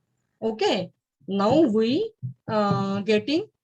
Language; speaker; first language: English; non-native, learner; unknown